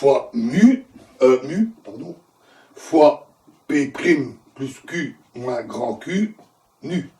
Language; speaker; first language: French; native; French